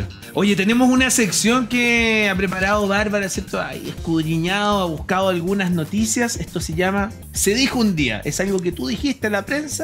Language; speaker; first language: Spanish; native; Spanish